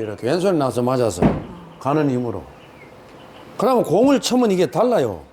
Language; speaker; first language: Korean; native; Korean